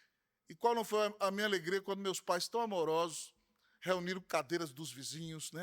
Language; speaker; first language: Portuguese; native; Portuguese